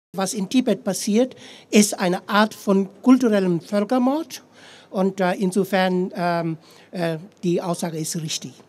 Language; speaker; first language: German; non-native, fluent; Tibetan